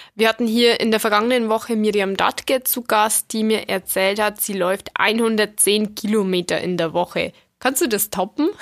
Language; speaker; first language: German; native; German